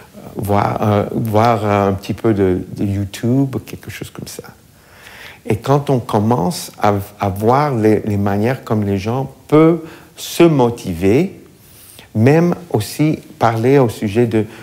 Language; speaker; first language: French; non-native, fluent; English